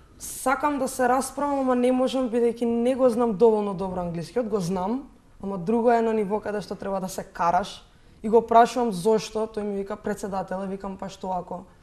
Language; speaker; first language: Macedonian; native; Macedonian